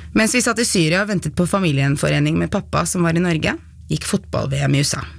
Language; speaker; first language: Norwegian; early bilingual, other home language; Arabic